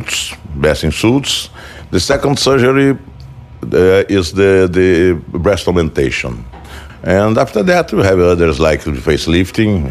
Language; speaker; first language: English; non-native, fluent; Portuguese